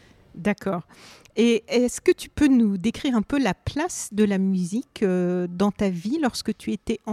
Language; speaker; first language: French; native; French